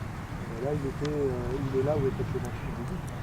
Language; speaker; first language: French; native; French